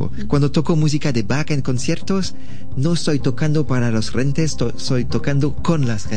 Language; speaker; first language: Spanish; non-native, learner; French